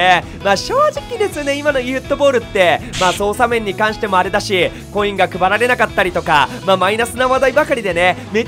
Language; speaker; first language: Japanese; native; Japanese